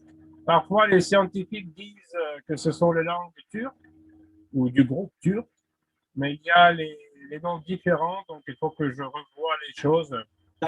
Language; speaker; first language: French; non-native, fluent; Russian